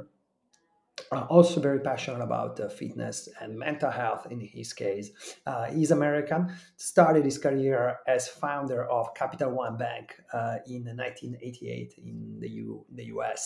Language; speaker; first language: English; non-native, fluent; Italian